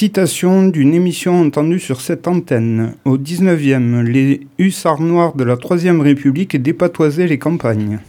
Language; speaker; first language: French; native; French